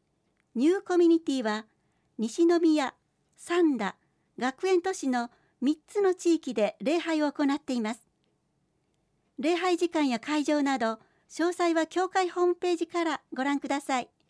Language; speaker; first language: Japanese; native; Japanese